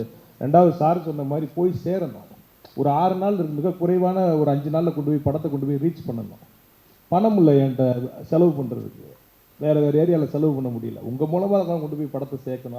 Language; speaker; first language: Tamil; native; Tamil